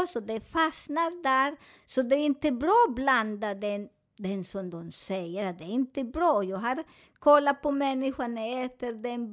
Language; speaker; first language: Swedish; non-native, learner; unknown